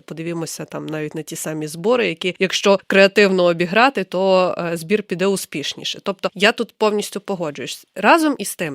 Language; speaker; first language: Ukrainian; native; Ukrainian